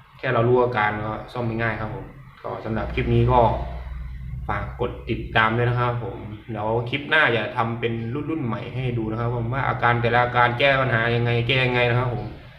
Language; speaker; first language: Thai; native; Thai